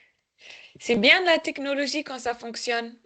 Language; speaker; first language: French; native; French